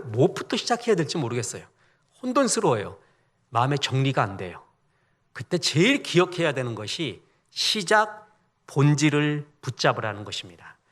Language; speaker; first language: Korean; native; Korean